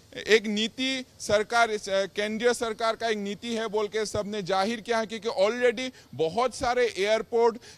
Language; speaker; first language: Hindi; non-native, local second language; Assamese